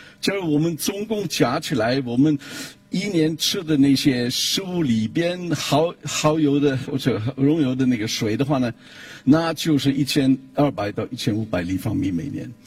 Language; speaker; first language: Chinese; non-native, fluent; German